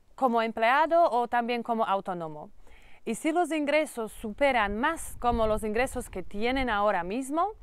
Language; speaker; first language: Spanish; non-native, learner; Slovak